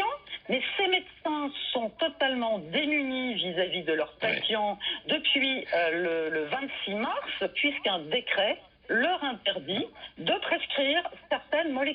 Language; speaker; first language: French; native; French